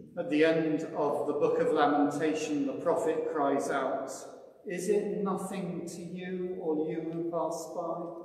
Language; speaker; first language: English; native; English